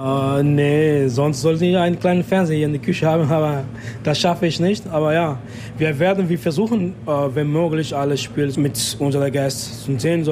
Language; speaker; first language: German; non-native, fluent; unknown